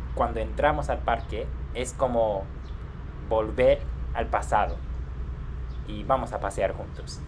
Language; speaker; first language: Spanish; non-native, fluent; Japanese